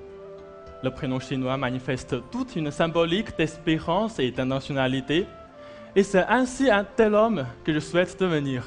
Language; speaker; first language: French; non-native, fluent; Chinese